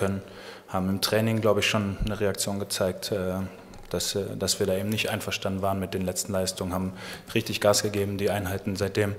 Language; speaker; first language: German; native; German